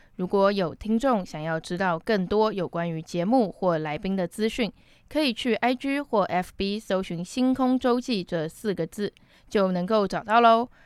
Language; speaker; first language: Chinese; native; Chinese